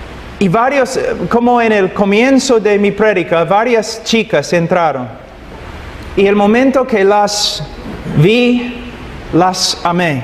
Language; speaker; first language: Spanish; non-native, fluent; English